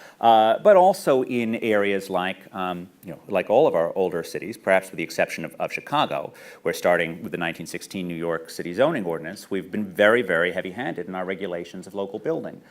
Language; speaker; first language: English; native; English